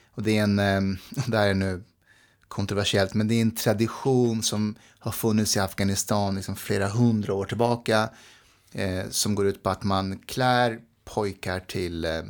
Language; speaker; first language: Swedish; early bilingual, other home language; Persian